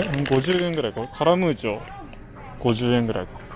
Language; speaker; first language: Japanese; native; Japanese